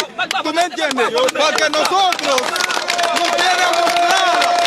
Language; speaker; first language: Spanish; non-native, fluent; Haitian Creole